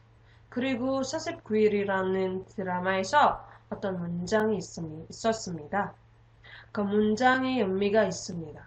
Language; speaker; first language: Korean; non-native, learner; Indonesian